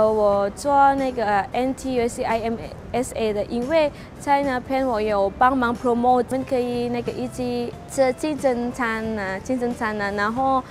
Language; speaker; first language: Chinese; non-native, learner; Indonesian